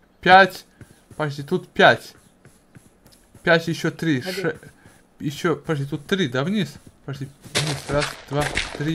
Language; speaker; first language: Russian; native; Russian